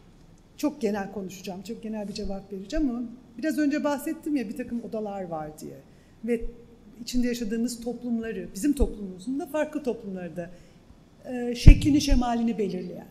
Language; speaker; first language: Turkish; native; Turkish